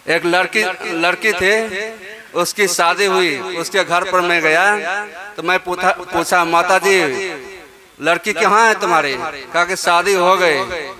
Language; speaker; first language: Hindi; native; Hindi